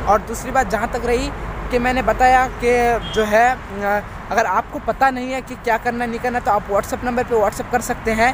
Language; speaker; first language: Hindi; native; Hindi